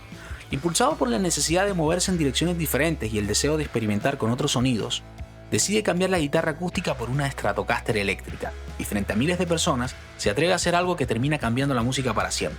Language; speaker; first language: Spanish; native; Spanish